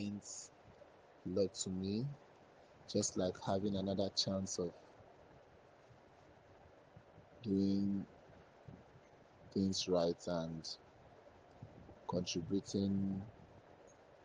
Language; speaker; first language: English; non-native, local second language; Igbo